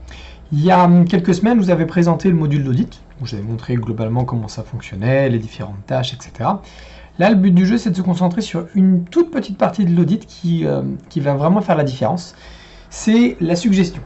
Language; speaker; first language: French; native; French